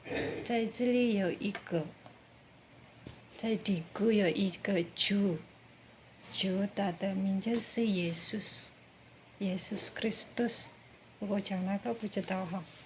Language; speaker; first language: Chinese; non-native, learner; Indonesian